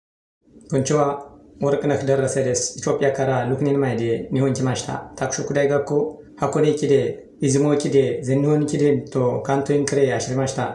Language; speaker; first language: Japanese; non-native, fluent; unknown